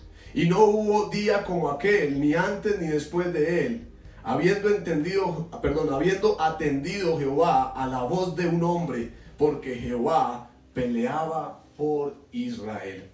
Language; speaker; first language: Spanish; native; Spanish